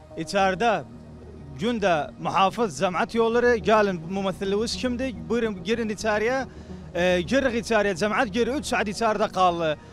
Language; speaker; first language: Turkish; native; Turkish